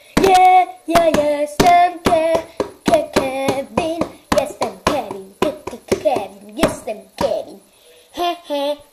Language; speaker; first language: Polish; early bilingual, heritage; Polish